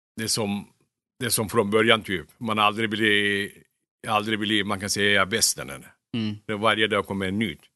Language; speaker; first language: Swedish; non-native, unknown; Turkish